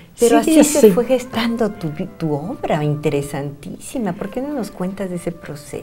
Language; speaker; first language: Spanish; native; Spanish